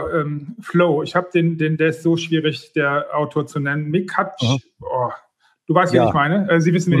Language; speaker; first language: German; native; German